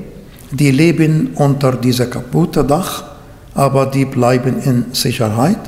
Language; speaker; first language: German; non-native, fluent; Arabic